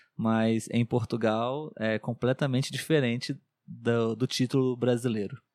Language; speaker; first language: Portuguese; native; Portuguese